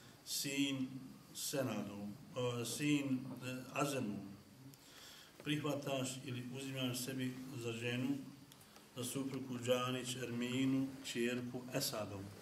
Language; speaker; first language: Bosnian; native; Bosnian